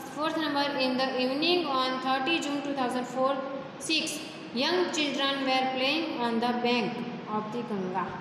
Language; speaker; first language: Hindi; non-native, local second language; Gujarati